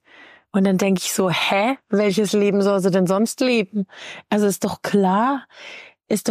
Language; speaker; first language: German; native; German